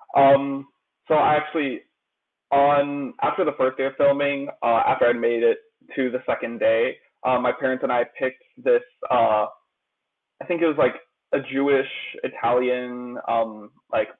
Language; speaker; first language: English; native; English